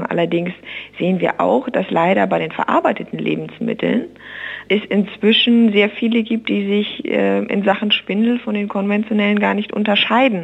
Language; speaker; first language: German; native; German